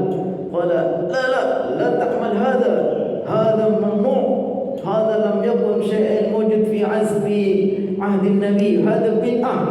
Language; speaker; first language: Arabic; non-native, fluent; Indonesian